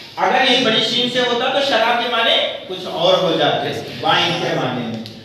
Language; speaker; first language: Urdu; native; Urdu